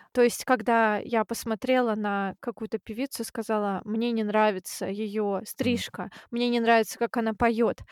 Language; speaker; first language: Russian; native; Russian